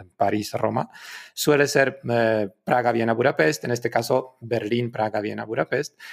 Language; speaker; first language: Spanish; non-native, fluent; Czech